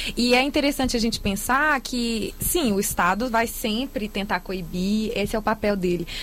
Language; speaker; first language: Portuguese; native; Portuguese